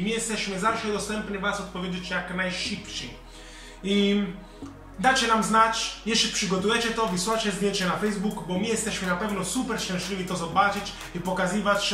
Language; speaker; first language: Polish; non-native, learner; Italian